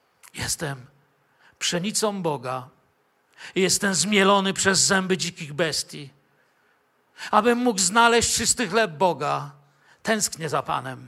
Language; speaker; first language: Polish; native; Polish